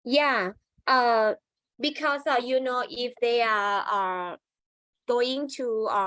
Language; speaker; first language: English; non-native, learner; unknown